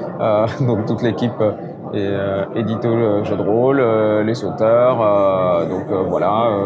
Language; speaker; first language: French; native; French